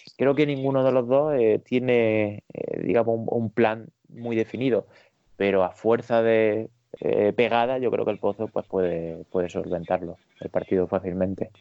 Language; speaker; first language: Spanish; native; Spanish